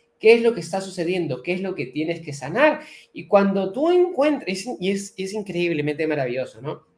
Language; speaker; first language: Spanish; native; Spanish